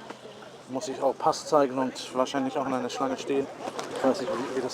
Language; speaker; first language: German; non-native, learner; English